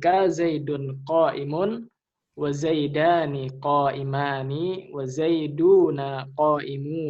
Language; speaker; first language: Arabic; non-native, learner; Indonesian